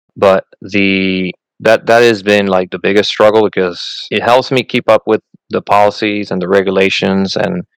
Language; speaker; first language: English; non-native, fluent; Spanish